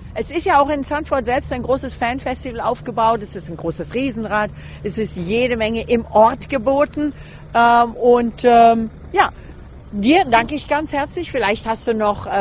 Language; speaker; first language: German; native; German